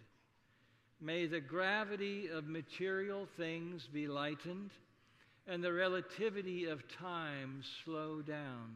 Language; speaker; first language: English; native; English